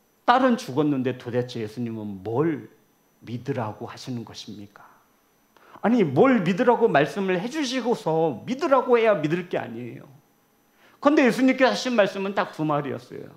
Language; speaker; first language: Korean; native; Korean